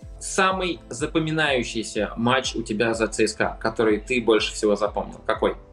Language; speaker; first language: Russian; native; Russian